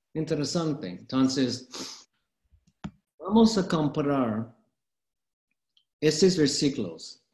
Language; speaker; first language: Spanish; non-native, fluent; English